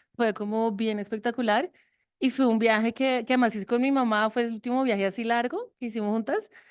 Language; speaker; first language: Spanish; early bilingual, other home language; French